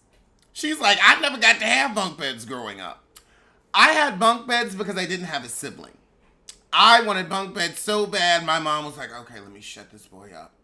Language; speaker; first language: English; native; English